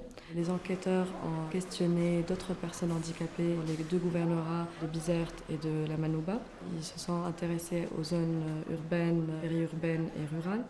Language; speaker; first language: French; non-native, local second language; Arabic